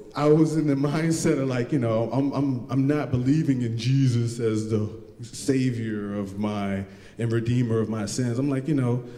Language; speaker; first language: English; native; English